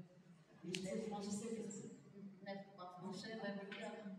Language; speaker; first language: French; non-native, fluent; Bulgarian